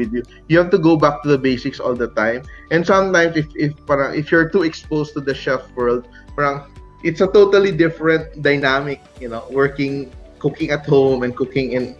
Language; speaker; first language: English; non-native, local second language; Cebuano